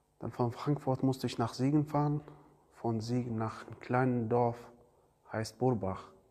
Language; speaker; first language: German; non-native, learner; Arabic